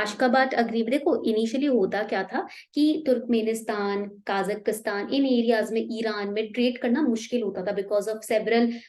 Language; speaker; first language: Hindi; native; Hindi